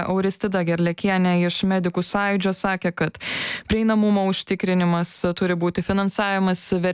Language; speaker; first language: Lithuanian; native; Lithuanian